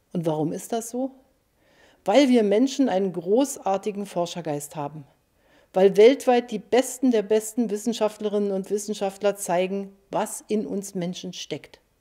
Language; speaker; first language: German; native; German